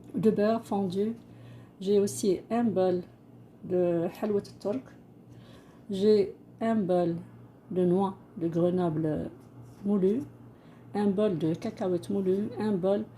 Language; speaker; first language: French; non-native, local second language; Arabic